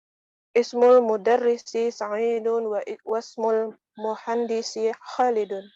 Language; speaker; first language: Arabic; non-native, learner; Indonesian